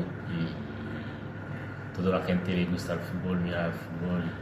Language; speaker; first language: Spanish; non-native, learner; French